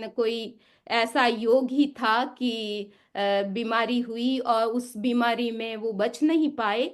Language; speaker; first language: Hindi; native; Hindi